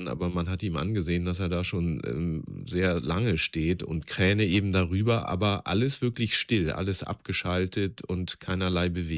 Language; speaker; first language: German; native; German